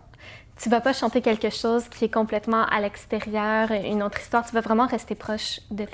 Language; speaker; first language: French; native; French